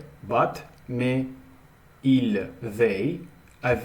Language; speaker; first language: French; non-native, learner; Russian